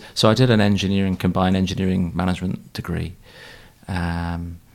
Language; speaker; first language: English; native; English